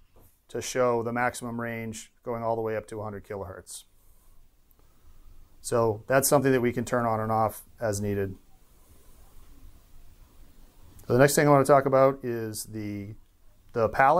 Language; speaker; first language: English; native; English